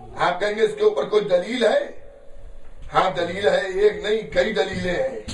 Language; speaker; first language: Urdu; native; Urdu